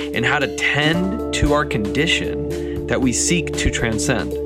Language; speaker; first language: English; native; English